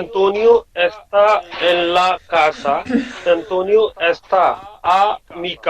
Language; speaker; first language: Spanish; non-native, learner; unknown